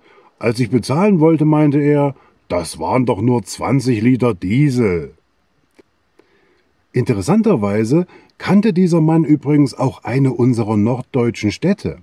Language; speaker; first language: German; native; German